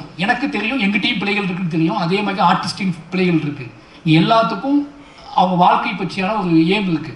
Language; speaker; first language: Tamil; native; Tamil